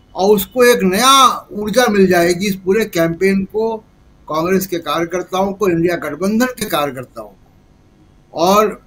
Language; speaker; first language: Hindi; native; Hindi